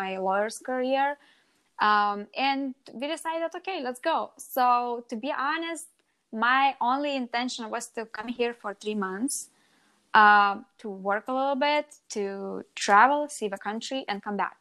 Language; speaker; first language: English; non-native, fluent; Lithuanian